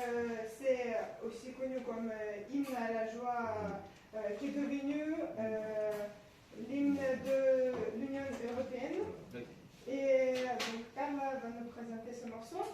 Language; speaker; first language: French; non-native, fluent; Ukrainian